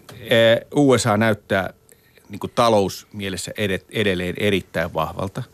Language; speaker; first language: Finnish; native; Finnish